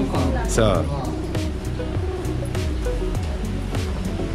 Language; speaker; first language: Japanese; native; Japanese